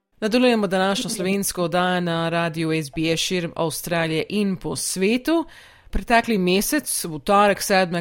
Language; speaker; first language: Slovenian; native; Slovenian